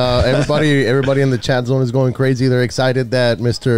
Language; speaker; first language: English; native; English